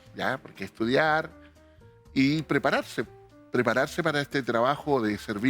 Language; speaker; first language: Spanish; native; Spanish